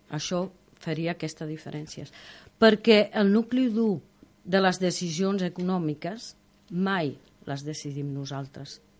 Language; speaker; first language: Catalan; non-native, local second language; Spanish